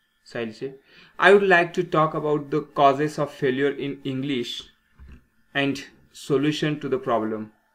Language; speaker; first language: English; non-native, local second language; Marathi